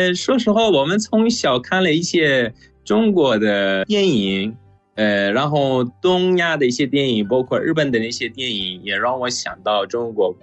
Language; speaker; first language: Chinese; non-native, fluent; Persian